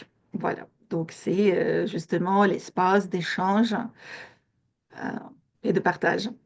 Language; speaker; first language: French; non-native, fluent; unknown